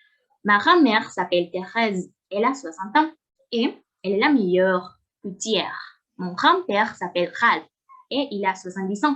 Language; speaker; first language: French; non-native, fluent; Spanish